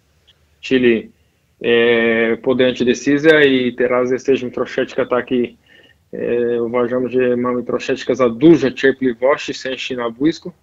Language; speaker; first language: Polish; non-native, fluent; Portuguese